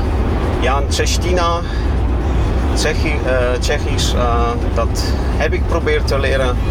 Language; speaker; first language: Dutch; non-native, fluent; Kashubian